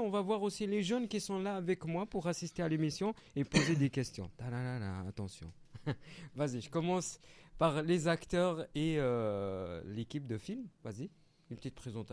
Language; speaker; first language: French; native; French